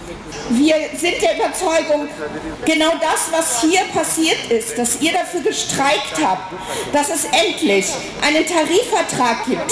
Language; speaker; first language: German; native; German